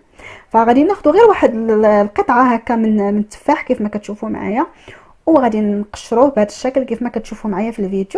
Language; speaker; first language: Arabic; native; Arabic